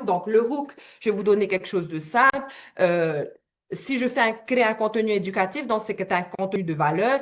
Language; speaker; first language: French; native; French